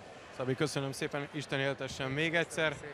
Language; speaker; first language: Hungarian; native; Hungarian